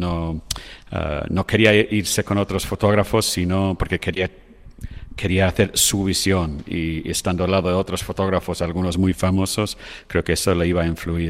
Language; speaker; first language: Spanish; non-native, fluent; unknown